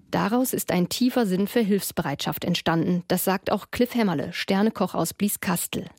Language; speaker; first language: German; native; German